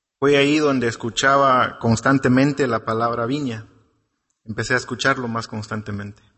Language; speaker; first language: Spanish; native; Spanish